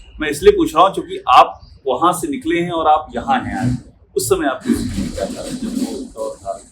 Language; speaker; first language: Hindi; native; Hindi